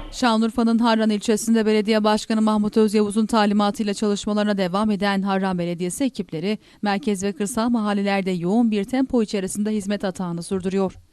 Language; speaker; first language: Turkish; native; Turkish